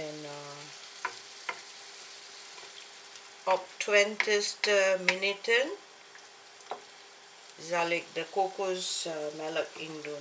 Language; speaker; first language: Dutch; non-native, learner; Malay